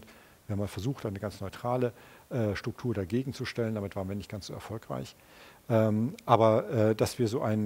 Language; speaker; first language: German; native; German